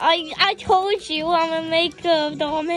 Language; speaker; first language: English; native; English